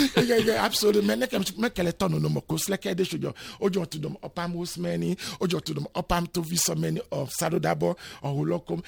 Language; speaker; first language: Hungarian; non-native, learner; Yoruba